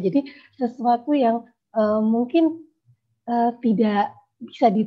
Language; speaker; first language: Indonesian; native; Indonesian